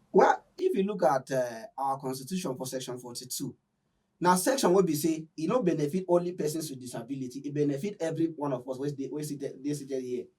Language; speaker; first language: Nigerian Pidgin; non-native, local second language; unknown